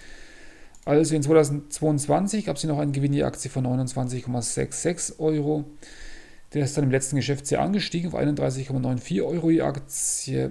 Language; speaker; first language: German; native; German